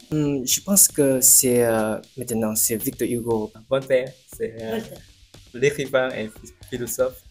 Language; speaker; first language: French; non-native, fluent; Vietnamese